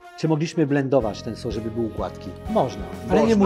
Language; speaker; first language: Polish; non-native, fluent; French